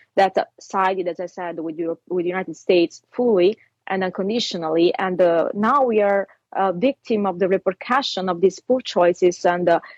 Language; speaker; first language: English; non-native, fluent; Italian